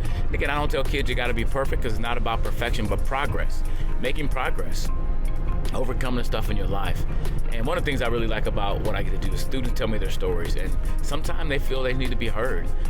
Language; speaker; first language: English; native; English